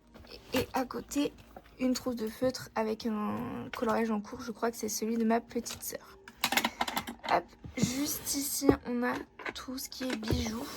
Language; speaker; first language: French; native; French